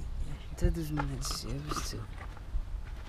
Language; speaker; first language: Arabic; native; Arabic